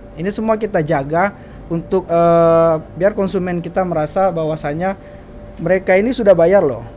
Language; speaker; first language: Indonesian; native; Indonesian